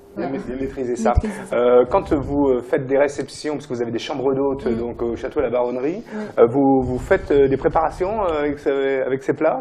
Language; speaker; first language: French; native; French